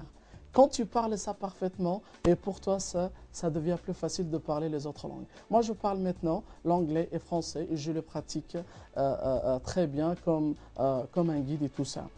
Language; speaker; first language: French; non-native, fluent; Arabic